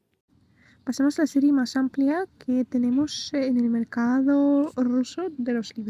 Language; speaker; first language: Spanish; non-native, fluent; Russian